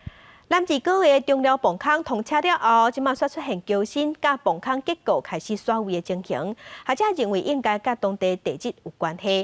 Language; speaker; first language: Chinese; native; Chinese